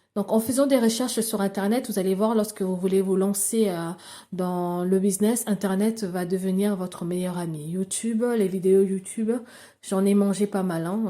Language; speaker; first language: French; non-native, local second language; Lingala